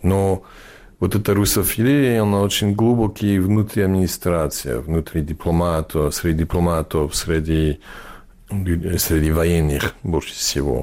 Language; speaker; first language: Russian; non-native, fluent; English